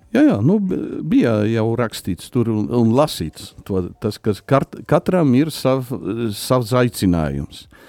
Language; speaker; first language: Latvian; non-native, fluent; Polish